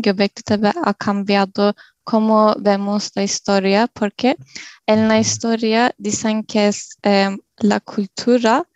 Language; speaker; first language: Spanish; non-native, learner; Turkish